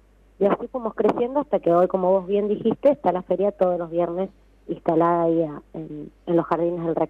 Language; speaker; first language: Spanish; native; Spanish